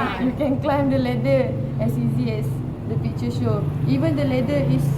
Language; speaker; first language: English; non-native, learner; Malay